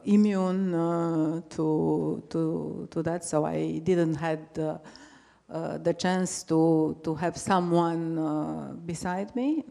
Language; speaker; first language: English; non-native, fluent; Romanian